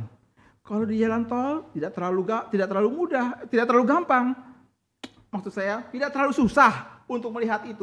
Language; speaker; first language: Indonesian; native; Indonesian